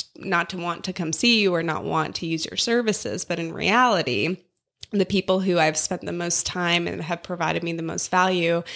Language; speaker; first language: English; native; English